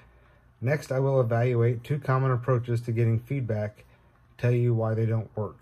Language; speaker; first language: English; native; English